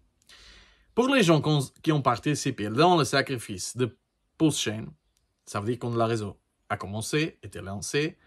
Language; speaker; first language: French; non-native, learner; Portuguese